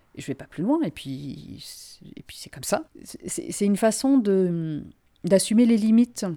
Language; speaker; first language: French; non-native, local second language; Finnish